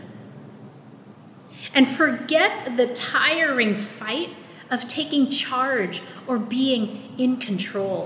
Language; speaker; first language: English; non-native, local second language; Filipino